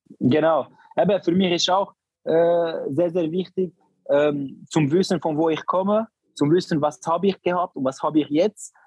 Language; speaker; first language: German; non-native, learner; Albanian